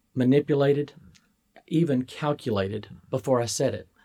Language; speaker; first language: English; native; English